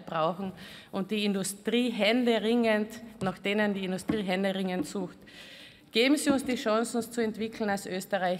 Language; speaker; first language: German; native; German